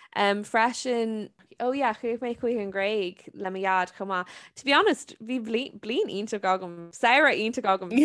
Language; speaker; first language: Irish; non-native, local second language; English